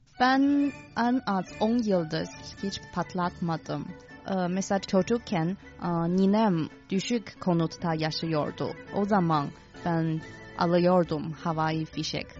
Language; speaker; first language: Turkish; non-native, fluent; Chinese